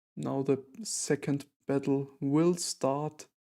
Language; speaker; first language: English; non-native, fluent; German